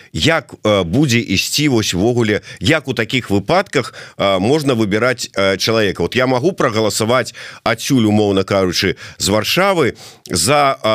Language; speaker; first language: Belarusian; non-native, local second language; Russian